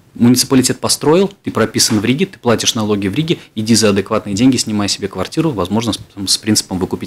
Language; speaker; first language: Russian; native; Russian